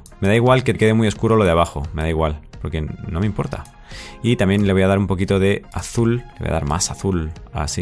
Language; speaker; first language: Spanish; native; Spanish